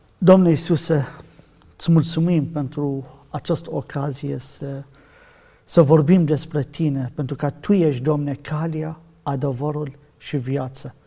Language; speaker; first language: Romanian; non-native, learner; Arabic